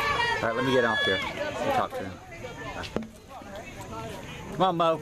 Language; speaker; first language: English; native; English